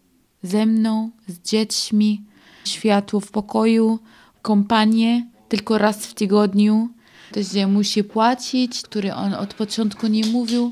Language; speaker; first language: Polish; non-native, learner; Arabic